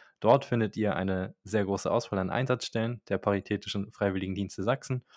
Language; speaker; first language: German; native; German